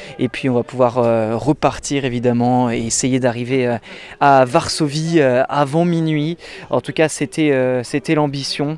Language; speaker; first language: French; native; French